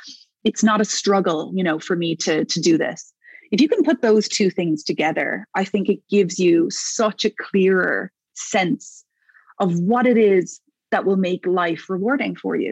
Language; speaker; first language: English; native; English